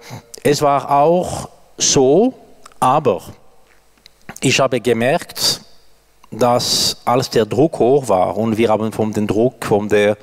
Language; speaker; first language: German; non-native, local second language; French